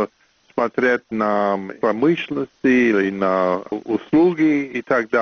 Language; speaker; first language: Russian; non-native, fluent; English